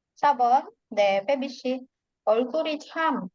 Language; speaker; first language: Korean; non-native, fluent; Indonesian